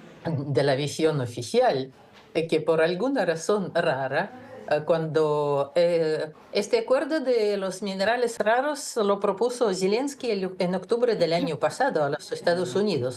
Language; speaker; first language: Spanish; non-native, fluent; Russian